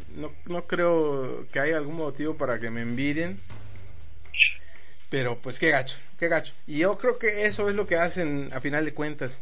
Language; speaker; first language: Spanish; native; Spanish